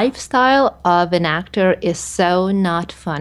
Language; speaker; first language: English; early bilingual, other home language; Hungarian